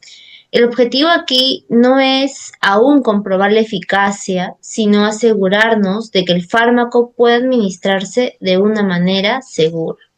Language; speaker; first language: Spanish; native; Spanish